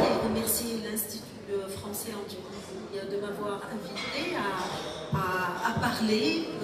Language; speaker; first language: French; non-native, local second language; Arabic